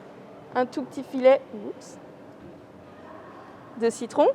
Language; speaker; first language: French; native; French